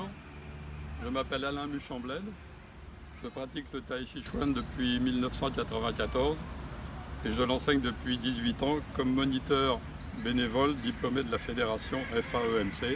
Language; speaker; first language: French; native; French